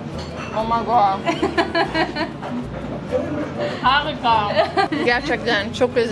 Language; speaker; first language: Turkish; non-native, learner; English